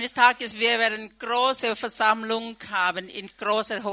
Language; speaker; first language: German; non-native, learner; Thai